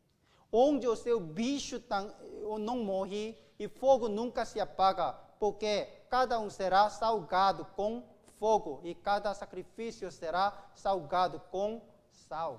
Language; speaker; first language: Portuguese; non-native, learner; Korean